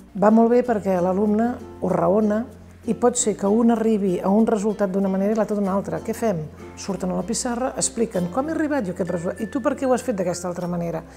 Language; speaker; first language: Catalan; native; Catalan